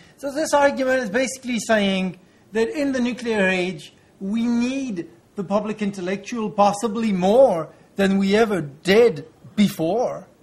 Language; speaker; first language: English; non-native, fluent; French